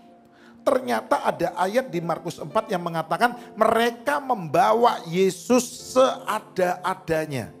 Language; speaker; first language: Indonesian; native; Indonesian